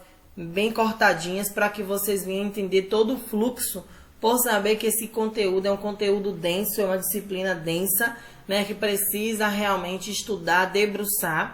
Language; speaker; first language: Portuguese; native; Portuguese